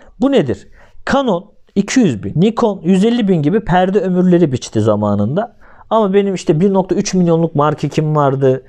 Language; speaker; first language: Turkish; native; Turkish